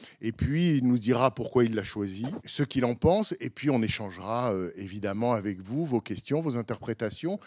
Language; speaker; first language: French; native; French